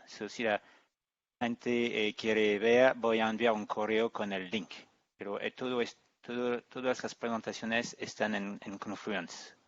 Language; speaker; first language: Spanish; non-native, learner; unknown